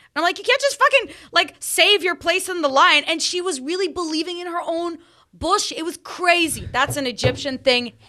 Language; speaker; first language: English; early bilingual, other home language; Arabic